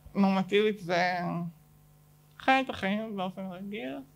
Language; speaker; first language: Hebrew; native; Hebrew